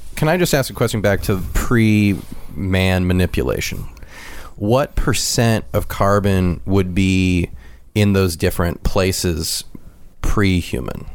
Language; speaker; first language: English; native; English